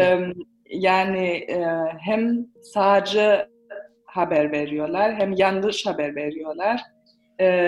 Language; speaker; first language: Turkish; early bilingual, heritage; Turkish